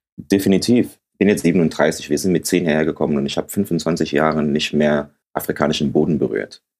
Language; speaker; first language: German; early bilingual, other home language; Akan